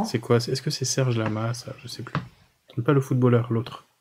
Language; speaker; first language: French; native; French